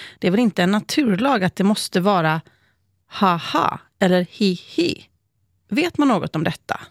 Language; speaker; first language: Swedish; native; Swedish